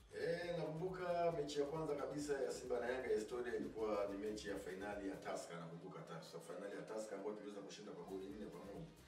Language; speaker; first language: Swahili; native; Swahili